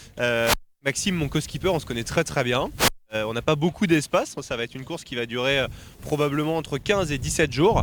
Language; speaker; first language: French; native; French